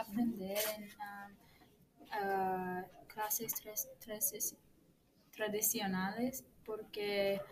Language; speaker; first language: Spanish; non-native, learner; English